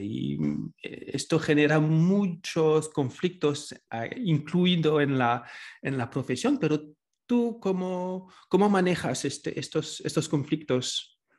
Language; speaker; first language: Spanish; non-native, fluent; French